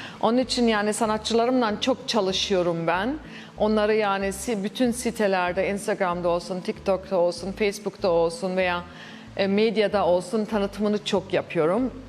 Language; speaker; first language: Turkish; early bilingual, heritage; Turkish